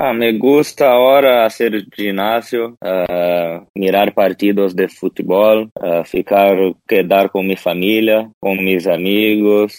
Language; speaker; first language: Spanish; non-native, learner; Portuguese